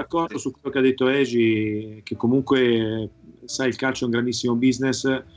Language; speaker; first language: Italian; native; Italian